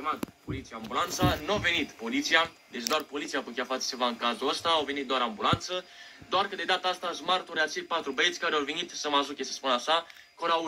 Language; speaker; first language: Romanian; native; Romanian